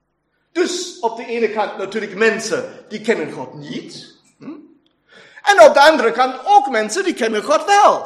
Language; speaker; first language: Dutch; non-native, fluent; German